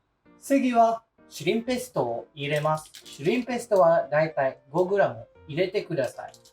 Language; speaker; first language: Japanese; non-native, fluent; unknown